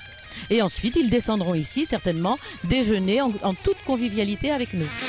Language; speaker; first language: French; native; French